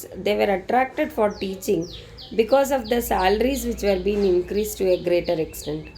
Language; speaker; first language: English; non-native, local second language; Kannada